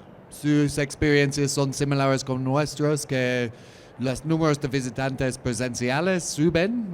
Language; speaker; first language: Spanish; non-native, learner; English